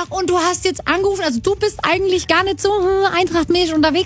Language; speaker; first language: German; native; German